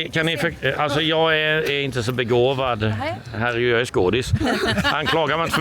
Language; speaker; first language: Swedish; native; Swedish